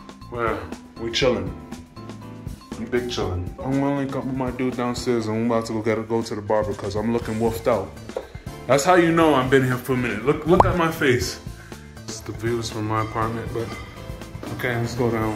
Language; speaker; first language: English; native; English